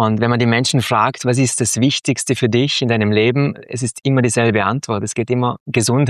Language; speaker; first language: German; native; German